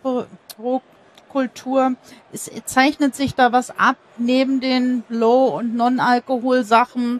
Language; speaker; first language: German; native; German